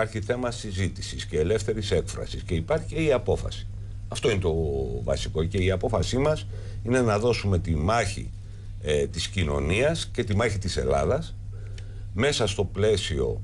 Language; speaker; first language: Greek; native; Greek